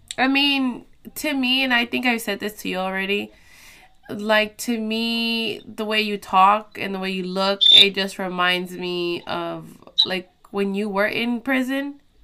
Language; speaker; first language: English; early bilingual, other home language; Spanish